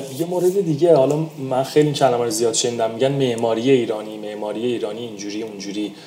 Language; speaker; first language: Persian; native; Persian